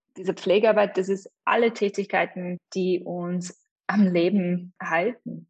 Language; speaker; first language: German; non-native, fluent; English